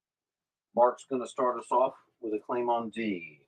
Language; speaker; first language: English; native; English